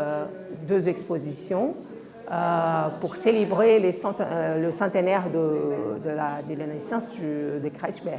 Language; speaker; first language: French; non-native, fluent; Portuguese